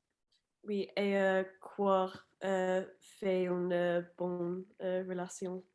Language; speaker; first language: French; non-native, fluent; English